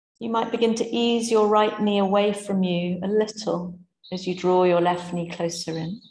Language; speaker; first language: English; native; English